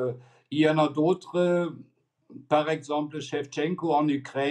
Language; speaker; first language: French; non-native, fluent; German